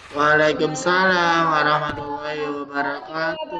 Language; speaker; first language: Indonesian; native; Indonesian